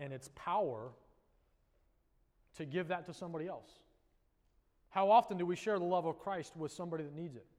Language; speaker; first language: English; native; English